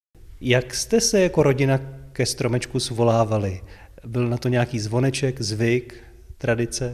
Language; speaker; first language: Czech; native; Czech